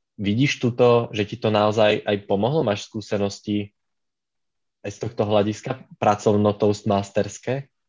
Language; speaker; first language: Slovak; native; Slovak